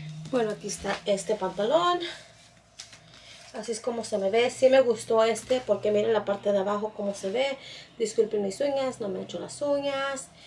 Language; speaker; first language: Spanish; early bilingual, heritage; Spanish